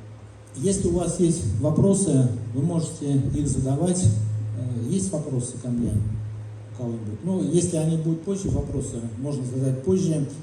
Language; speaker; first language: Russian; native; Russian